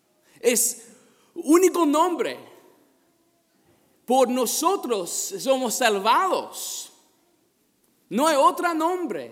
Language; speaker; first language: Spanish; non-native, fluent; English